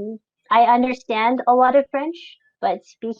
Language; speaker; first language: English; non-native, local second language; French